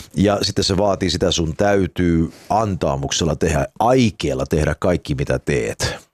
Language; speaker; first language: Finnish; early bilingual, heritage; Finnish